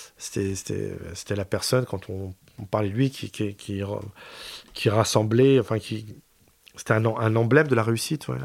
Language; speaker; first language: French; native; French